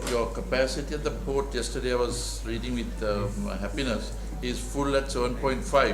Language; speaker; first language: English; non-native, local second language; Sinhala